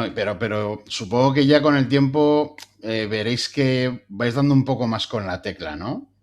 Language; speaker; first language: Spanish; native; Spanish